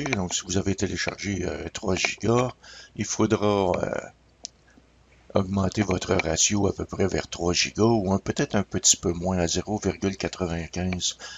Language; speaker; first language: French; native; French